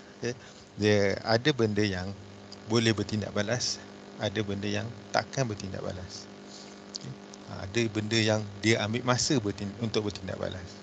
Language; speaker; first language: Malay; native; Malay